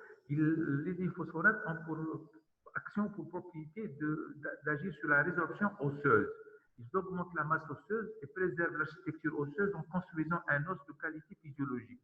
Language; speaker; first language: French; non-native, local second language; Arabic